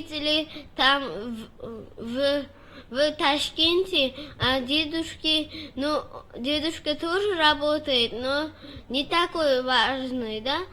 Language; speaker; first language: Russian; non-native, local second language; Uzbek